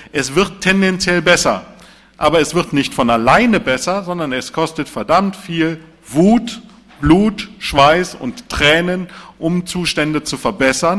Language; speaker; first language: German; native; German